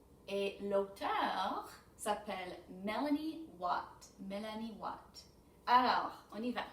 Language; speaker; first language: French; non-native, fluent; English